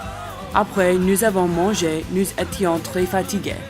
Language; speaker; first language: French; non-native, learner; English